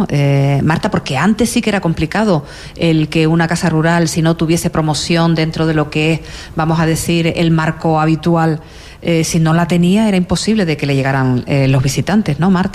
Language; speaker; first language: Spanish; native; Spanish